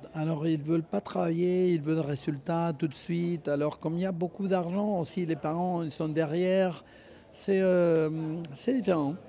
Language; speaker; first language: French; non-native, fluent; Spanish